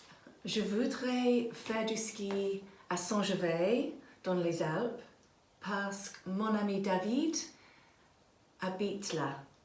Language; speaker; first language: French; non-native, learner; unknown